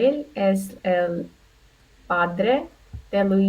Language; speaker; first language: Spanish; non-native, learner; Russian